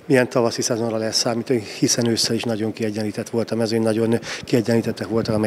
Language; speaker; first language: Hungarian; native; Hungarian